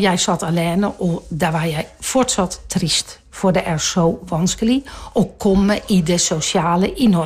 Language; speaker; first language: Norwegian; non-native, fluent; Dutch